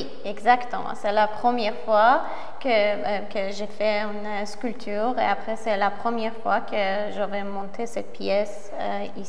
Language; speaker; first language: French; non-native, learner; Persian